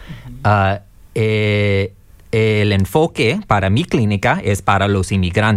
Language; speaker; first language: Spanish; non-native, learner; English